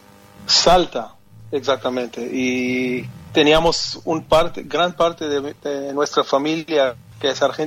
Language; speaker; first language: Spanish; non-native, fluent; Hebrew